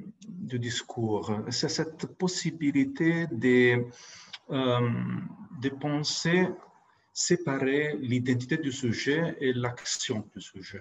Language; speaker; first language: French; non-native, fluent; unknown